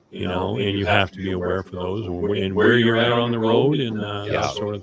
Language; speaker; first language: English; native; English